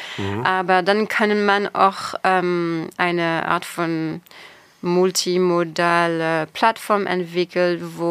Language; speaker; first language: German; non-native, fluent; French